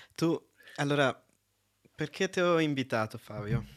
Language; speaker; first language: Italian; native; Italian